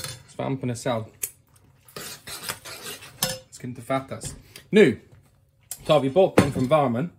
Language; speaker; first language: Swedish; non-native, fluent; English